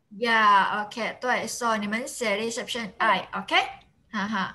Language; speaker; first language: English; non-native, fluent; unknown